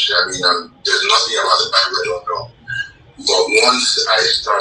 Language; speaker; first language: English; non-native, local second language; Igbo